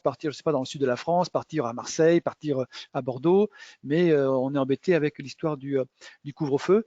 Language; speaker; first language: French; native; French